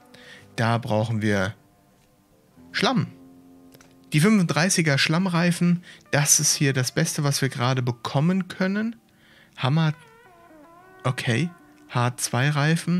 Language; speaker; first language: German; native; German